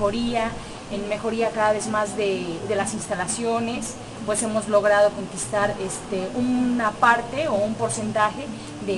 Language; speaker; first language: Spanish; native; Spanish